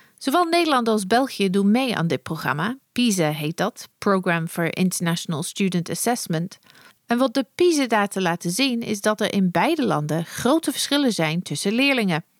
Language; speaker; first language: Dutch; non-native, fluent; English